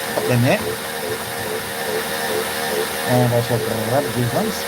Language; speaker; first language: English; native; English